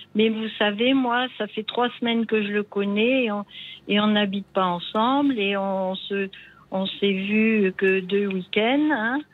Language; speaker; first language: French; native; French